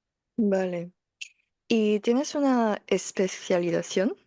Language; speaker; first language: Spanish; non-native, fluent; Korean